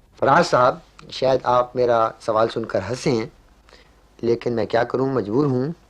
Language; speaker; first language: Urdu; native; Urdu